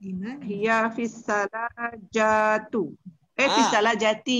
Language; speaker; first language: Arabic; non-native, learner; Malay